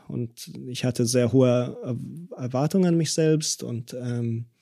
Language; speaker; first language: German; early bilingual, other home language; Hebrew